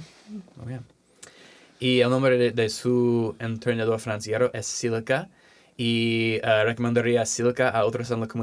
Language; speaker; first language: Spanish; non-native, learner; English